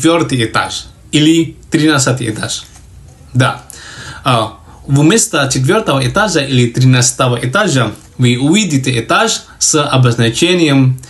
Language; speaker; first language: Russian; non-native, fluent; Javanese